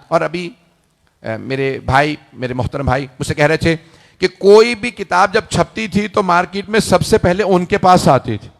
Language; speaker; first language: Urdu; early bilingual, heritage; Urdu